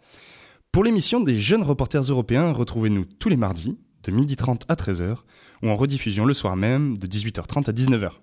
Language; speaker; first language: French; native; French